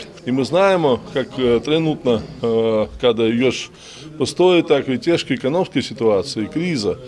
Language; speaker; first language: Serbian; non-native, learner; Russian